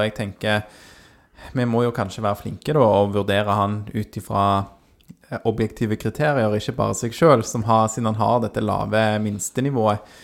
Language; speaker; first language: Norwegian; native; Norwegian